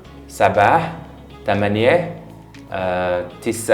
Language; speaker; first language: Arabic; non-native, learner; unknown